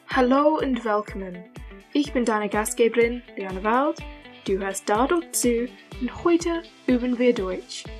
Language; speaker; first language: German; non-native, learner; English